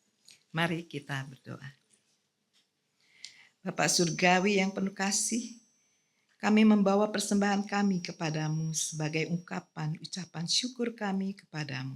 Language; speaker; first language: Indonesian; native; Indonesian